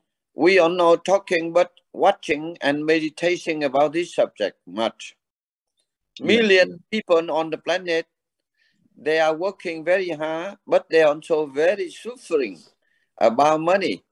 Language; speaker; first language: English; non-native, learner; Vietnamese